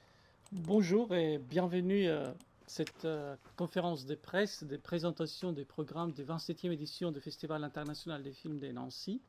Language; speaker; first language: French; non-native, fluent; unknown